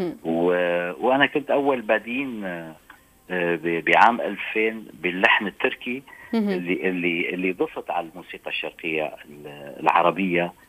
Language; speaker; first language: Arabic; native; Arabic